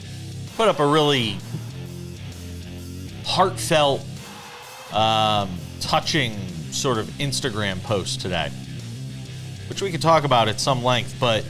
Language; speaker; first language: English; native; English